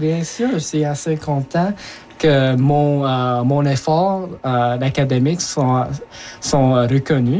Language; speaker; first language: French; early bilingual, other home language; Japanese